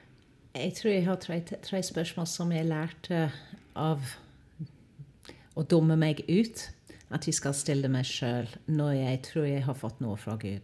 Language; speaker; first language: Norwegian; non-native, fluent; English